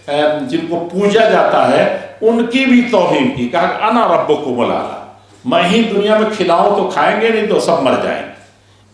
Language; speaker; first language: Urdu; native; Urdu